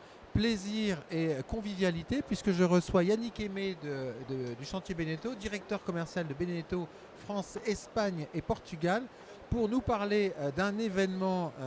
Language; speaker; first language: French; native; French